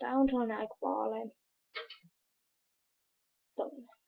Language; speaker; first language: Finnish; native; Finnish